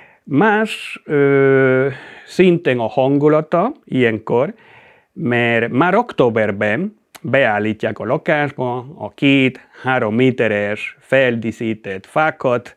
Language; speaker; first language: Hungarian; non-native, fluent; Spanish